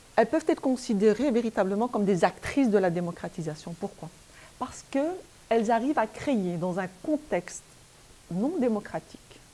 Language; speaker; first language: French; native; French